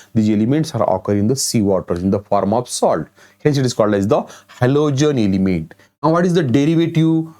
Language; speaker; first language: English; non-native, local second language; Marathi